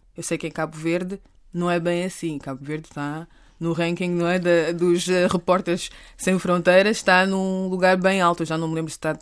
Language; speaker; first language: Portuguese; native; Portuguese